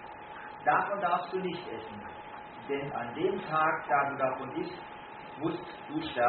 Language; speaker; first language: German; native; German